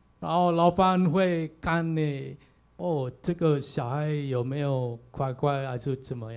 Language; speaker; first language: Chinese; non-native, learner; Balinese